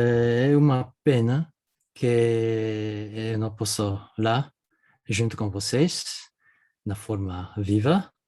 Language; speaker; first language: Portuguese; non-native, fluent; Japanese